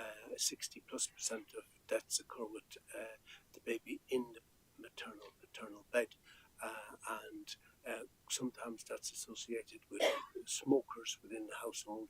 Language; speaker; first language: English; native; English